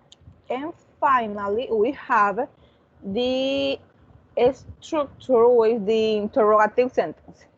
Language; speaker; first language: English; non-native, fluent; Spanish